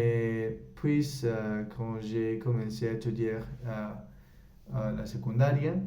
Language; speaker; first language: French; non-native, learner; Spanish